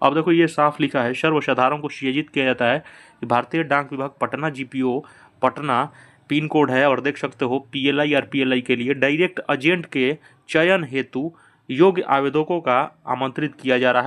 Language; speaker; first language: Hindi; native; Hindi